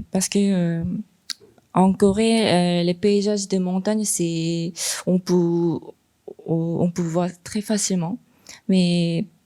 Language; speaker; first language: French; non-native, fluent; Korean